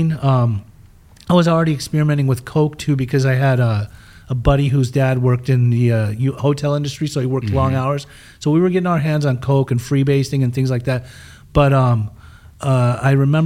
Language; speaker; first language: English; early bilingual, other home language; German